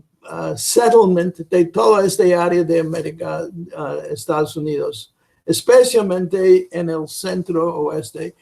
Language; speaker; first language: Spanish; non-native, fluent; English